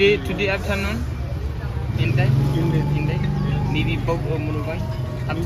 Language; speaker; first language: English; non-native, learner; Burmese